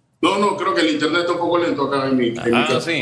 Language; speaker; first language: Spanish; native; Spanish